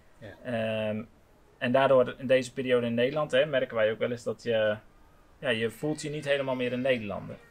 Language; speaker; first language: Dutch; native; Dutch